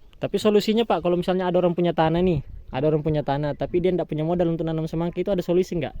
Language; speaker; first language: Indonesian; native; Indonesian